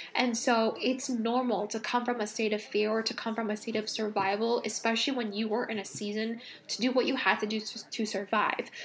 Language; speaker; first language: English; native; English